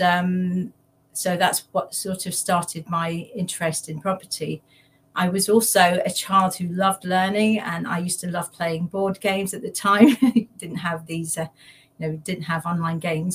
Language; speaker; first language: English; native; English